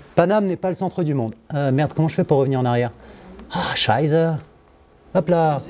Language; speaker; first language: French; native; French